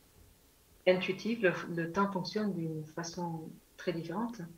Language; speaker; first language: French; non-native, fluent; Spanish